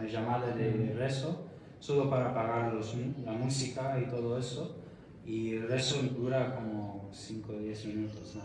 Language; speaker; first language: Spanish; non-native, fluent; Arabic